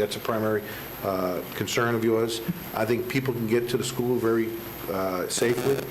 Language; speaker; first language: English; native; English